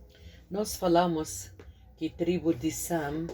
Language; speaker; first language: Portuguese; non-native, fluent; Arabic